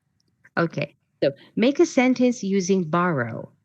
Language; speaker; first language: English; non-native, fluent; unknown